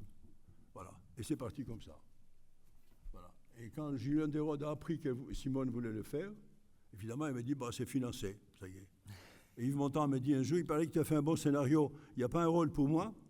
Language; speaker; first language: French; non-native, fluent; Greek